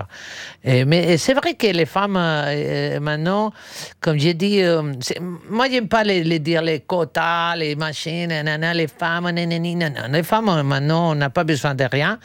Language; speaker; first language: French; non-native, fluent; Spanish